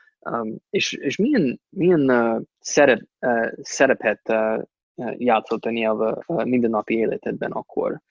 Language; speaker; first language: Hungarian; non-native, fluent; English